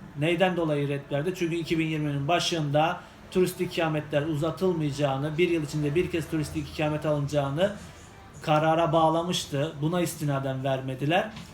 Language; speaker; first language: Turkish; native; Turkish